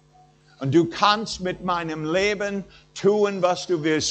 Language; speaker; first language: German; non-native, fluent; English